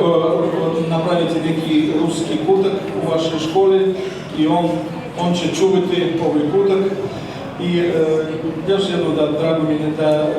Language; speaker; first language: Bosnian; non-native, fluent; Russian